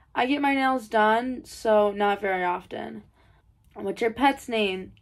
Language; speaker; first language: English; native; English